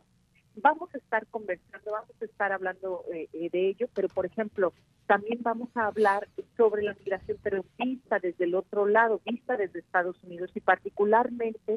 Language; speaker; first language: Spanish; native; Spanish